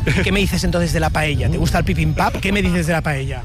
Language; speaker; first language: Spanish; native; Spanish